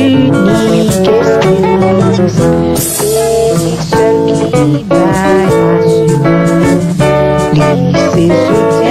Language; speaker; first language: French; non-native, local second language; Haitian Creole